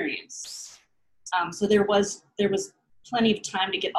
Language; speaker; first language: English; native; English